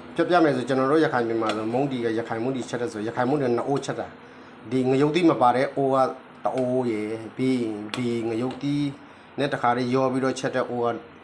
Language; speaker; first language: Burmese; non-native, local second language; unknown